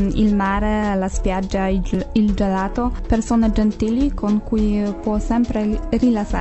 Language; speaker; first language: Italian; non-native, fluent; Polish